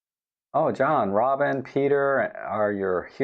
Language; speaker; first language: English; native; English